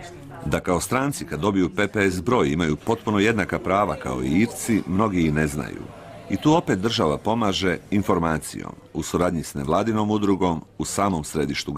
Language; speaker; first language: Croatian; native; Croatian